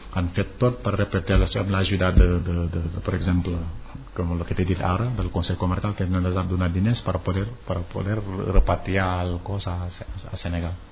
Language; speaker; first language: Catalan; non-native, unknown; Wolof